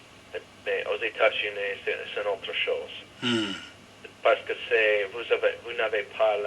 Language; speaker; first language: French; non-native, learner; English